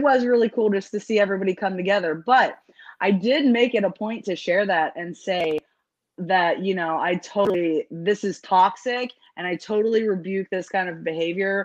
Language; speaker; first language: English; native; English